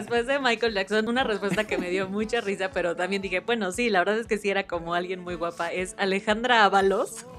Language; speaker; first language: Spanish; native; Spanish